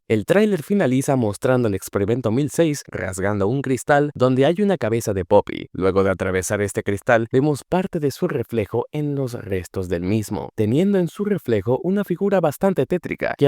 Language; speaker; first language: Spanish; native; Spanish